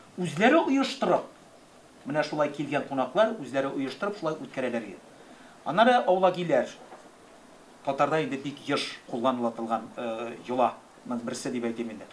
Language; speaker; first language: Tatar; native; Tatar